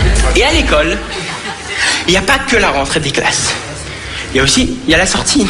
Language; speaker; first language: French; native; French